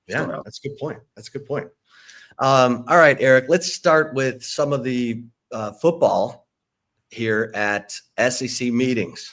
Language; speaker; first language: English; native; English